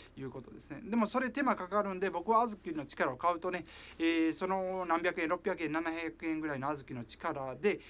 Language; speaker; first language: Japanese; native; Japanese